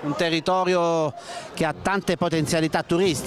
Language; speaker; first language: Italian; native; Italian